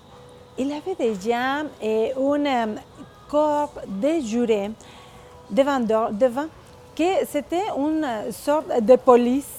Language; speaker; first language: French; non-native, fluent; Spanish